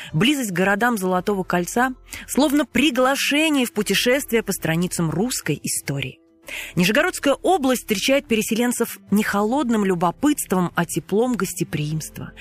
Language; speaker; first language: Russian; native; Russian